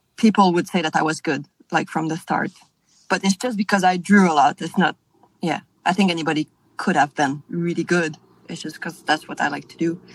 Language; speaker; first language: English; non-native, fluent; French